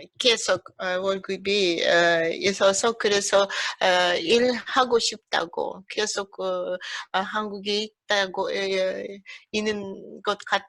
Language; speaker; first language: Korean; early bilingual, heritage; Russian